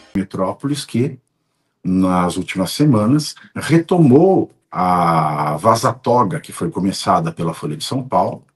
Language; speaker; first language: Portuguese; native; Portuguese